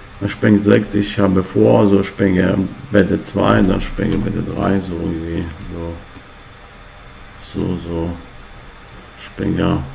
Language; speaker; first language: German; non-native, fluent; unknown